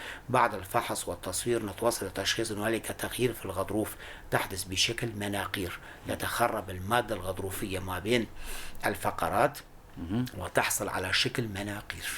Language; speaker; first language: Arabic; non-native, local second language; Kurdish